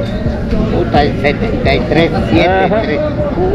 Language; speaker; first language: Spanish; native; Spanish